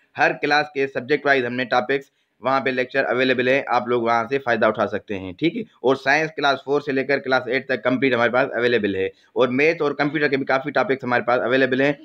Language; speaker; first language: Urdu; non-native, local second language; Sindhi